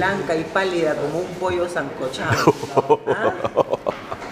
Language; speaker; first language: Spanish; native; Spanish